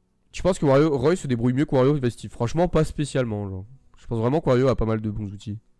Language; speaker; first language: French; native; French